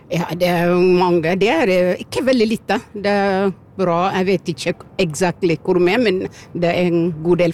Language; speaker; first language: Norwegian; non-native, fluent; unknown